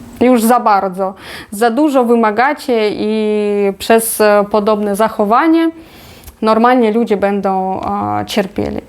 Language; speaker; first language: Polish; non-native, fluent; Ukrainian